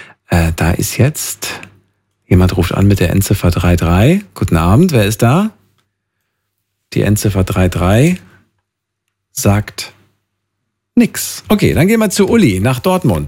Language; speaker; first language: German; native; German